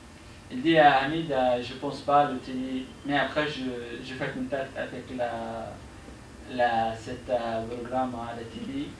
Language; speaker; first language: French; non-native, learner; Arabic